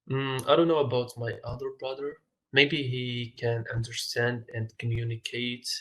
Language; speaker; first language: English; non-native, fluent; Arabic